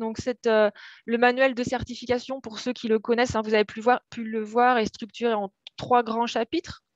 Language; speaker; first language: French; native; French